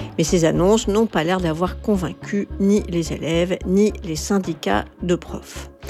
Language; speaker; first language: French; native; French